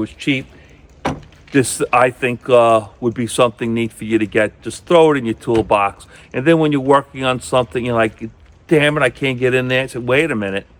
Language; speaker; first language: English; native; English